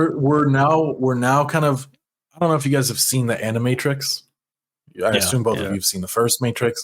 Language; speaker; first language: English; native; English